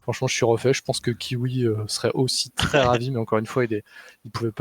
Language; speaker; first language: French; native; French